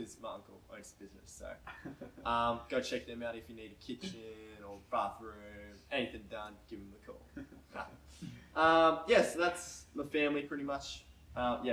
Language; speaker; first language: English; native; English